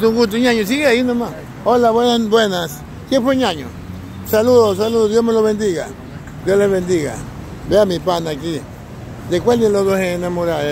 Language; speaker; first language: Spanish; native; Spanish